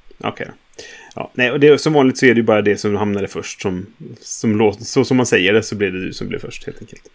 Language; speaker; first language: Swedish; native; Swedish